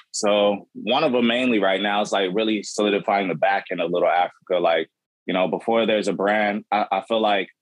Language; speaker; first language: English; native; English